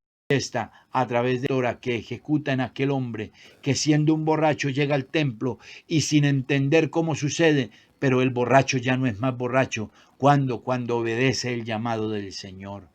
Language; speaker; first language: Spanish; native; Spanish